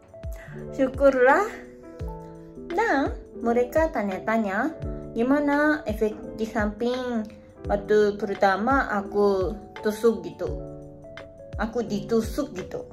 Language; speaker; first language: Indonesian; non-native, learner; Japanese